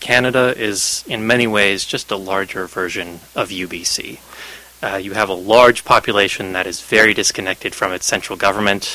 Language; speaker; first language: English; native; English